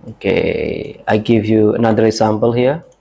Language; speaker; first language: English; non-native, learner; Indonesian